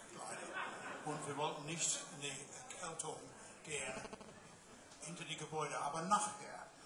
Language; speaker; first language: German; non-native, learner; English